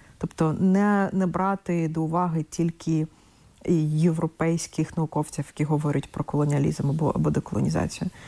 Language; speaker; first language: Ukrainian; non-native, local second language; Russian